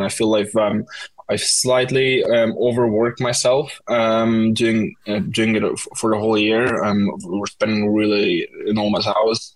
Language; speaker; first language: English; non-native, fluent; Russian